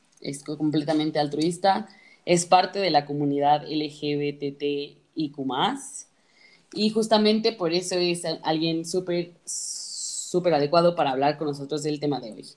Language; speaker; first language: Spanish; native; Spanish